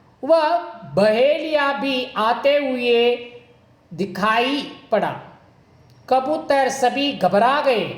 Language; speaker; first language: Hindi; non-native, local second language; Kannada